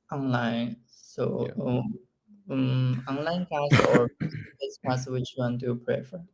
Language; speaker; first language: English; non-native, learner; Chinese